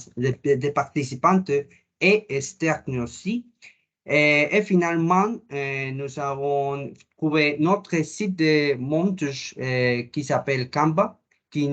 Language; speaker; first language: French; non-native, learner; Spanish